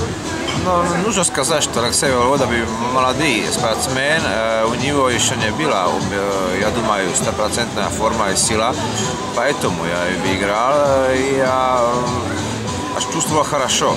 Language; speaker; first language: Russian; non-native, learner; Slovak